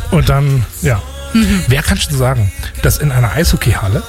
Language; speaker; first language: German; native; German